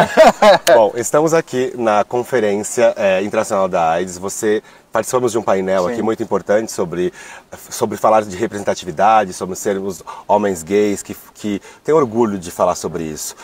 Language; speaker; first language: Portuguese; native; Portuguese